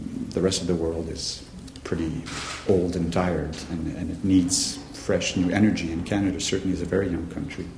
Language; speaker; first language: English; non-native, fluent; French